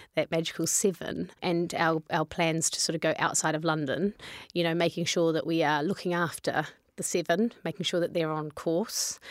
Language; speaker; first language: English; native; English